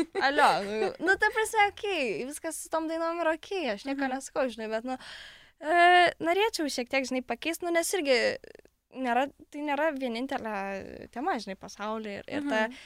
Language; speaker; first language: Lithuanian; non-native, local second language; Polish